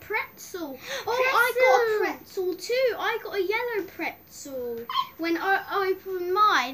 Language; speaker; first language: English; native; English